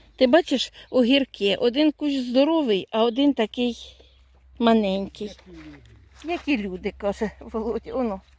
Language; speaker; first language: Ukrainian; native; Ukrainian